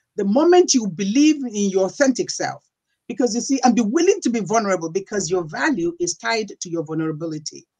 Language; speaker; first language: English; non-native, local second language; Igbo